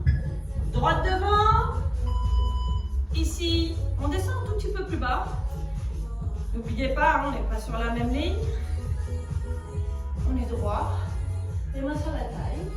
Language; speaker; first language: French; native; French